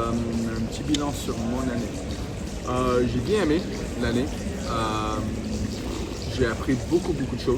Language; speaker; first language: French; non-native, fluent; English